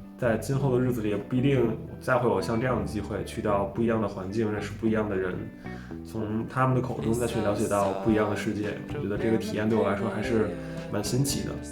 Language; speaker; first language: Chinese; native; Chinese